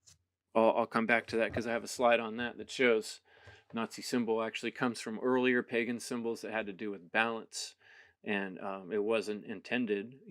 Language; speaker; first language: English; native; English